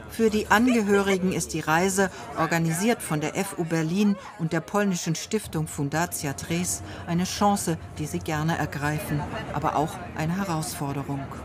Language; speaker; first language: German; native; German